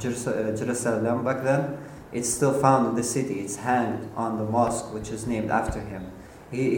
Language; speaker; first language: English; non-native, fluent; Arabic